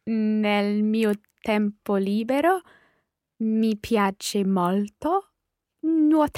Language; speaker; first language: Italian; non-native, learner; English